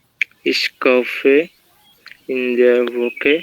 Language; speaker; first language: German; non-native, learner; Bangla